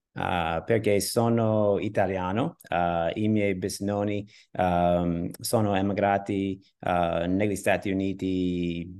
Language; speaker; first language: Italian; non-native, learner; English